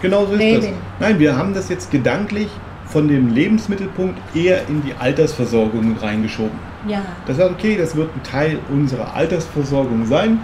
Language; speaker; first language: German; native; German